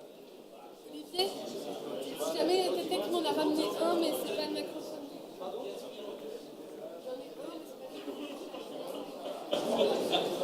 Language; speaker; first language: French; non-native, fluent; Spanish